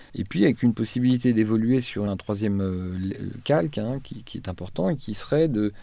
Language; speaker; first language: French; native; French